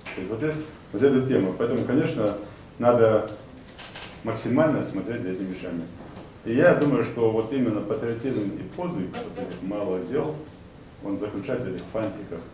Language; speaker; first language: Russian; non-native, local second language; Ingush